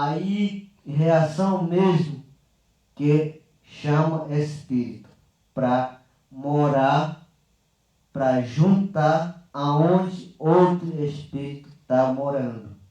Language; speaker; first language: Portuguese; non-native, local second language; Yanomámi